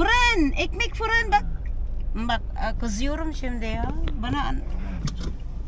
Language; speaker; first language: Turkish; non-native, learner; Filipino